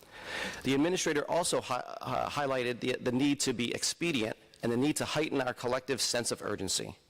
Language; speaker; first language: English; native; English